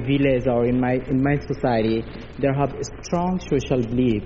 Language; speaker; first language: English; non-native, local second language; Bangla